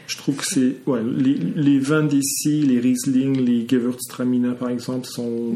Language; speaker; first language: French; non-native, fluent; English